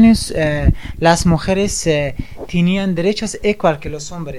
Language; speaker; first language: Spanish; non-native, fluent; Persian